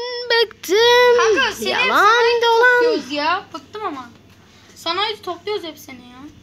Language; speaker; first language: Turkish; native; Turkish